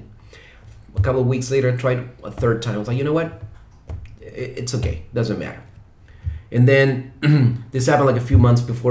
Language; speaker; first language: English; non-native, fluent; Spanish